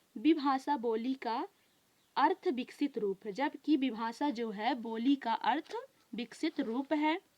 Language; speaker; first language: Hindi; native; Hindi